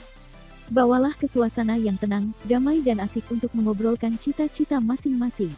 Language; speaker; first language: Indonesian; native; Indonesian